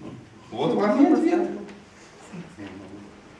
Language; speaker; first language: Russian; non-native, fluent; Lithuanian